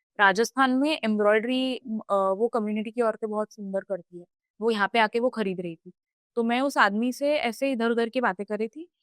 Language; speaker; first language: Hindi; non-native, local second language; Marathi